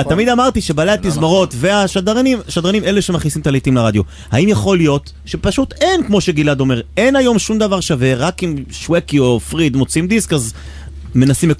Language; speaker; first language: Hebrew; native; Hebrew